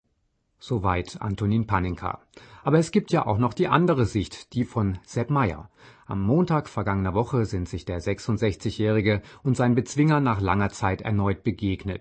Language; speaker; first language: German; native; German